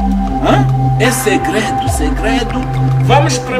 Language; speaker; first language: Portuguese; non-native, learner; Kinyarwanda